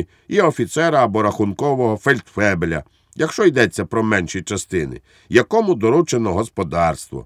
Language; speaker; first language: Ukrainian; native; Ukrainian